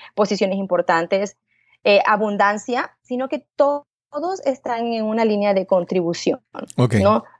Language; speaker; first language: Spanish; native; Spanish